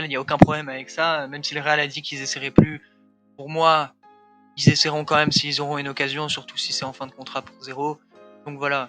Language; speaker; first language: French; native; French